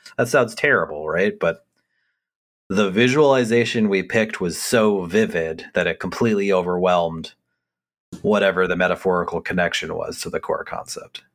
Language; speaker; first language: English; native; English